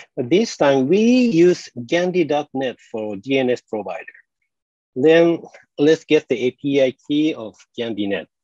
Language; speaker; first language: English; non-native, fluent; Japanese